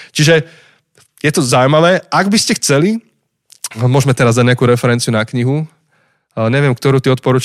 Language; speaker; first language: Slovak; native; Slovak